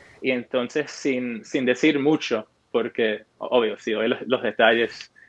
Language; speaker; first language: Spanish; early bilingual, heritage; Spanish